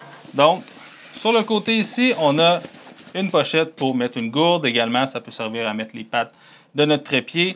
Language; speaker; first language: French; native; French